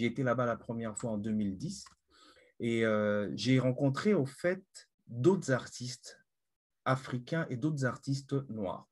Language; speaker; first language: French; non-native, local second language; Lingala